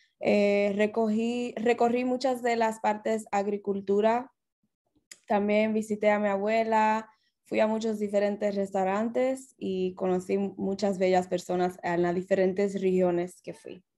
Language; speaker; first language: Spanish; early bilingual, heritage; Spanish